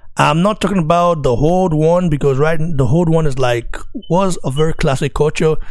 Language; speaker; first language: English; non-native, local second language; Bini